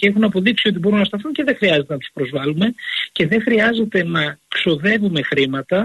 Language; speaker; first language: Greek; native; Greek